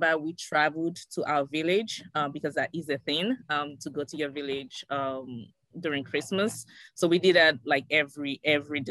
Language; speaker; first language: English; non-native, local second language; Yoruba